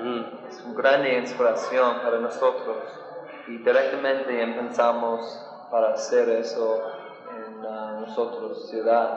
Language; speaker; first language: Spanish; non-native, learner; English